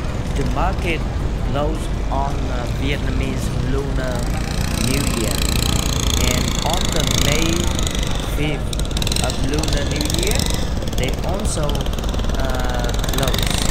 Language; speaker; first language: English; non-native, fluent; Vietnamese